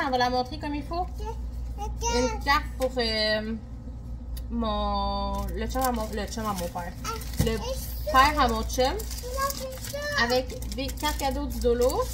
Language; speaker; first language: French; native; French